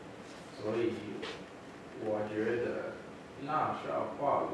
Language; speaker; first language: Chinese; non-native, learner; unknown